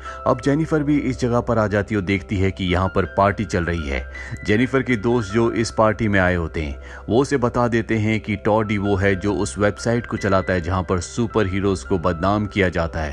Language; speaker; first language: Hindi; native; Hindi